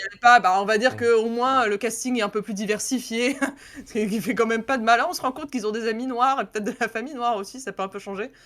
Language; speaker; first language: French; native; French